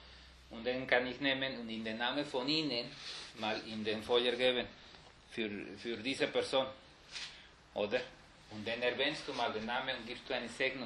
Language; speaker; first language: German; non-native, fluent; Spanish